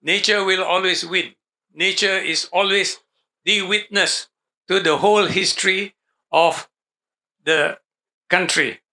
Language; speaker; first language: English; non-native, local second language; Malay